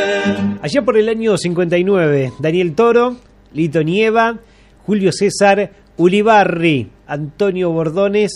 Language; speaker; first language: Spanish; native; Spanish